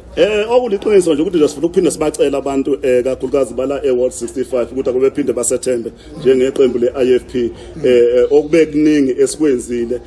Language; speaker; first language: Zulu; native; Zulu